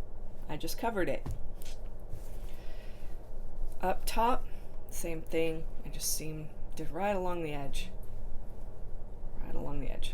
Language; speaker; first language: English; native; English